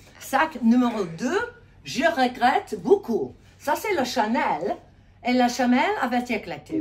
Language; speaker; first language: French; non-native, learner; English